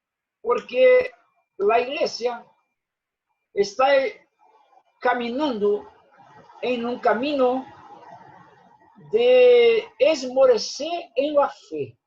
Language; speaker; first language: Spanish; non-native, learner; Portuguese